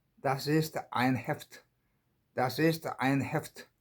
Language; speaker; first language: German; non-native, learner; Korean